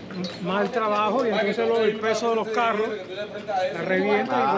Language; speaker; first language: Spanish; native; Spanish